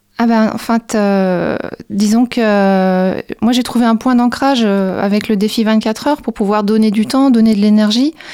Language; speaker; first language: French; native; French